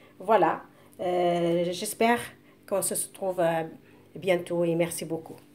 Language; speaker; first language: French; non-native, local second language; Arabic